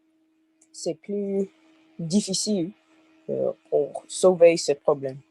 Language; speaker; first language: French; non-native, learner; English